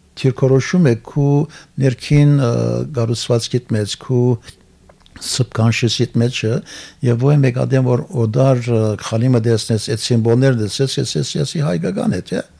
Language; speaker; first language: Armenian; early bilingual, heritage; Armenian